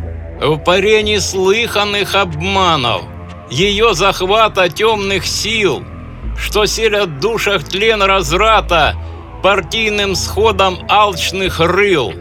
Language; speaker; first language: Russian; native; Russian